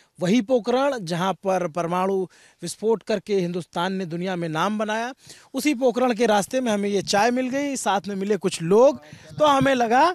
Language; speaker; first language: Hindi; native; Hindi